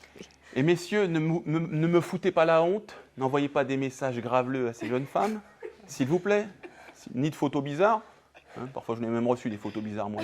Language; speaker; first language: French; native; French